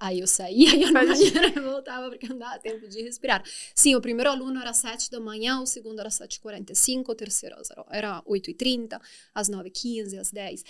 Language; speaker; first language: Portuguese; non-native, fluent; Italian